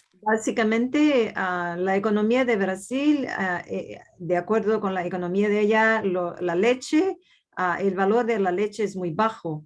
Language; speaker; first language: Spanish; non-native, fluent; Portuguese